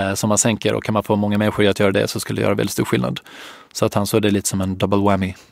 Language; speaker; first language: Swedish; native; Swedish